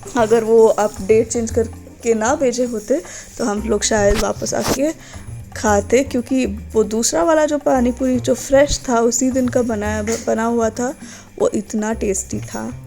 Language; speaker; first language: Hindi; non-native, local second language; Kannada